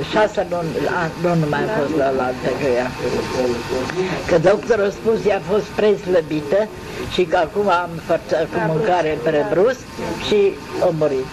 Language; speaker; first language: Romanian; non-native, local second language; German